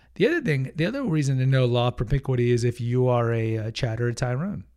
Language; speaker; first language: English; early bilingual, other home language; Spanish